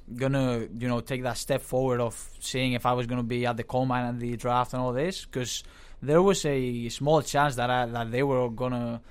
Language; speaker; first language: English; non-native, fluent; Spanish